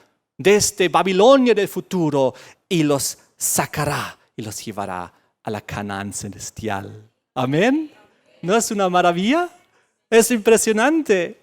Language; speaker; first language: Spanish; native; Spanish